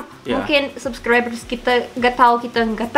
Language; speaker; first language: Indonesian; non-native, learner; English